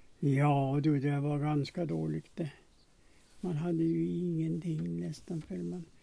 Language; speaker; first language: Swedish; native; Swedish